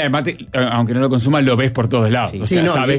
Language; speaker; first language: Spanish; native; Spanish